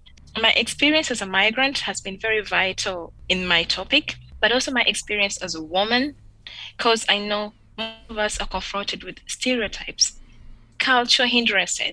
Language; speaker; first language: English; non-native, local second language; Ganda